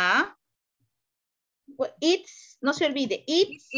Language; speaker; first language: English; non-native, learner; Spanish